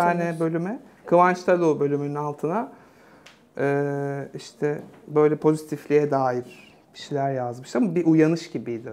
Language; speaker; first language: Turkish; native; Turkish